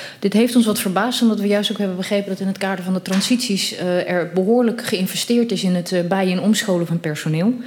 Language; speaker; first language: Dutch; native; Dutch